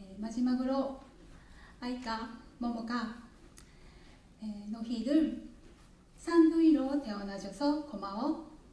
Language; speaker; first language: Korean; non-native, learner; Japanese